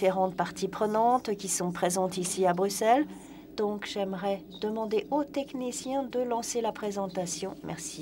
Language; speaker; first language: French; non-native, fluent; Polish